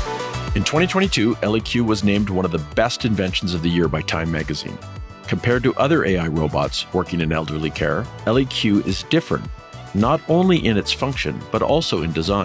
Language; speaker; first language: English; native; English